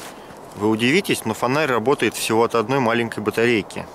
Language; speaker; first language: Russian; native; Russian